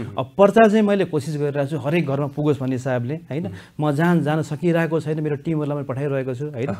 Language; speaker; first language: Nepali; native; Nepali